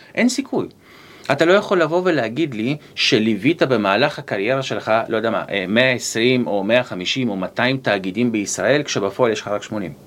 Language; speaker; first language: Hebrew; native; Hebrew